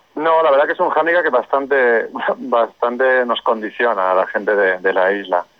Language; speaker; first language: Spanish; non-native, local second language; Catalan